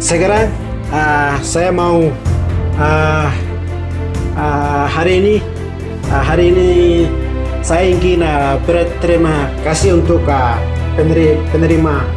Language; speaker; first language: Indonesian; non-native, learner; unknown